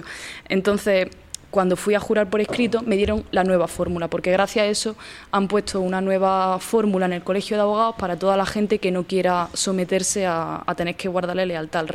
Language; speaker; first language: Spanish; native; Spanish